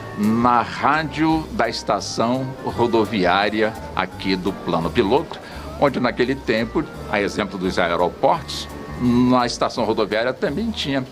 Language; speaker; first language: Portuguese; native; Portuguese